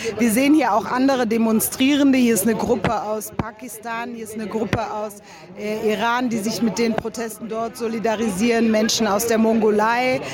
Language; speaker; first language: German; native; German